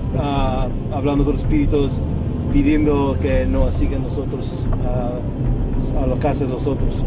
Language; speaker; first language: Spanish; early bilingual, heritage; Spanish